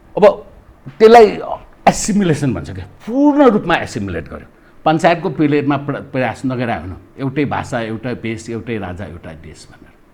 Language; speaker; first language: Nepali; non-native, local second language; Newari